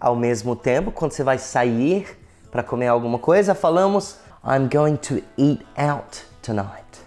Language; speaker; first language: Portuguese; non-native, fluent; English